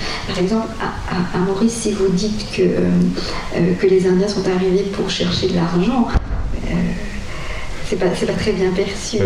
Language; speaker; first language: French; non-native, local second language; Morisyen